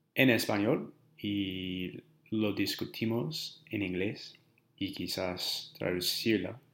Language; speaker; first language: Spanish; non-native, learner; English